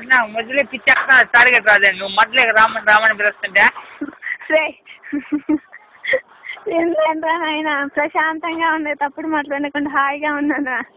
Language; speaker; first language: Telugu; native; Telugu